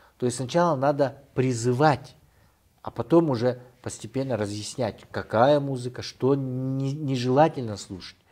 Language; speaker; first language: Russian; non-native, local second language; Kyrgyz